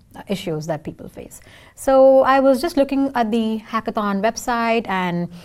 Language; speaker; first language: English; non-native, local second language; Tamil